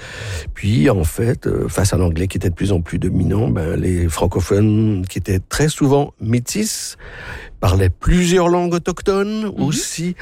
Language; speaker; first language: French; native; French